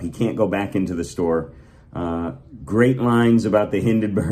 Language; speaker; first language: English; native; English